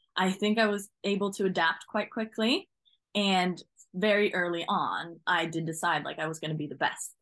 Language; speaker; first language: English; non-native, fluent; Norwegian